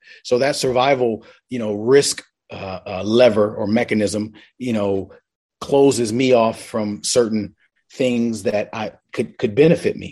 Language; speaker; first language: English; native; English